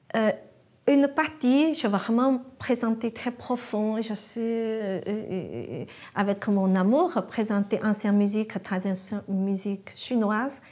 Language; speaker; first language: French; non-native, learner; Chinese